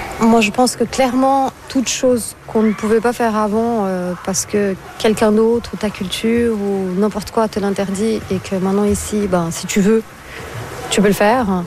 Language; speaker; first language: French; non-native, fluent; Portuguese